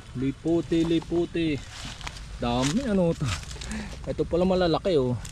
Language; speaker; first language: Filipino; native; Filipino